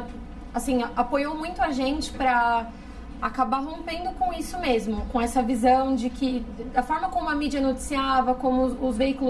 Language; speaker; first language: Portuguese; native; Portuguese